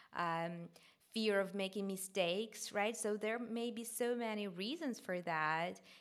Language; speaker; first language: English; non-native, fluent; Ukrainian